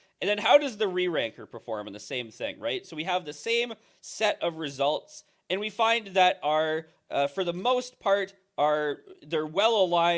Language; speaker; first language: English; native; English